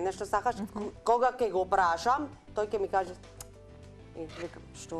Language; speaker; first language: Macedonian; non-native, learner; Filipino